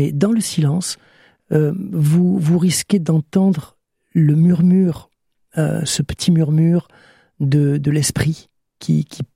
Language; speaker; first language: French; native; French